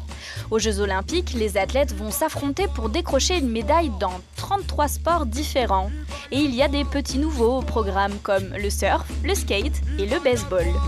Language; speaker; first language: French; native; French